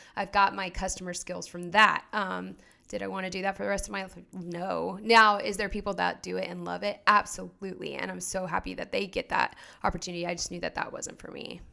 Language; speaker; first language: English; native; English